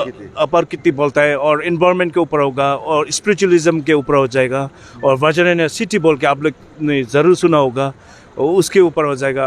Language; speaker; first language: Hindi; non-native, fluent; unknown